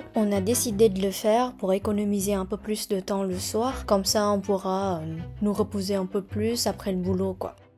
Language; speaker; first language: French; non-native, fluent; Vietnamese